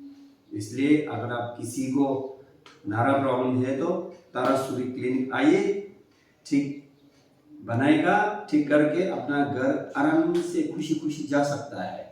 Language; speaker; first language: Hindi; non-native, fluent; Tibetan